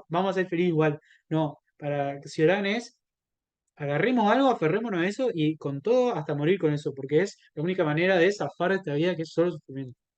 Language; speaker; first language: Spanish; native; Spanish